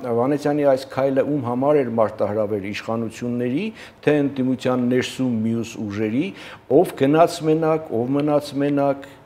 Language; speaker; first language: Armenian; native; Armenian